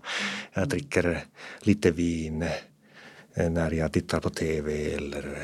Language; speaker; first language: Swedish; non-native, fluent; Finnish